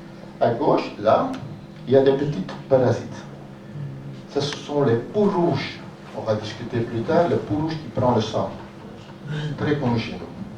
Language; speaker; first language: French; non-native, local second language; Dutch